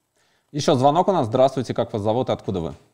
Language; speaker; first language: Russian; native; Russian